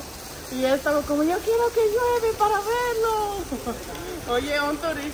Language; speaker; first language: Spanish; non-native, fluent; English